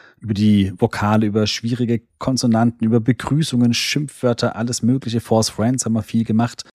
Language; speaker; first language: German; native; German